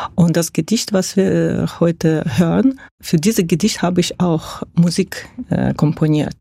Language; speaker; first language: German; non-native, fluent; Russian